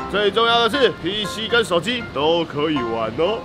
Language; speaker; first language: Chinese; native; Chinese